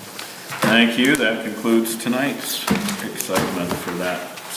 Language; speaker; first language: English; native; English